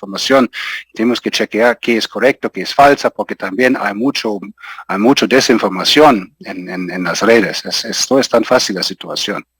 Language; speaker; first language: Spanish; non-native, fluent; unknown